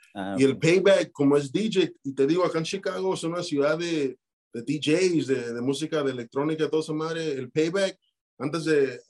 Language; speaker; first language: Spanish; early bilingual, heritage; Spanish